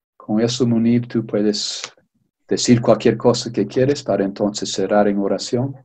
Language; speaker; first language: Spanish; native; Spanish